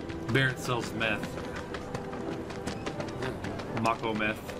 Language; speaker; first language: English; native; English